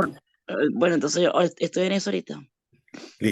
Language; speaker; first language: Spanish; native; Spanish